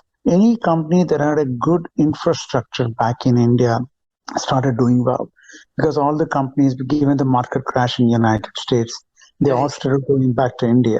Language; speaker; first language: English; non-native, local second language; Telugu